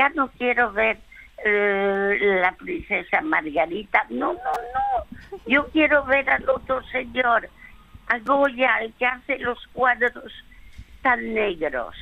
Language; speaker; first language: Spanish; early bilingual, other home language; French